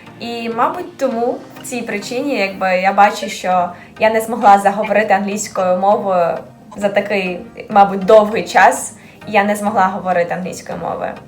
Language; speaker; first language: Ukrainian; native; Ukrainian